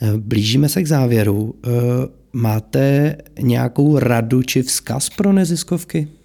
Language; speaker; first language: Czech; native; Czech